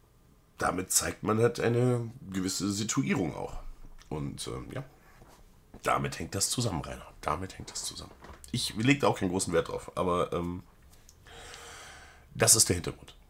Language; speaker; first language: German; native; German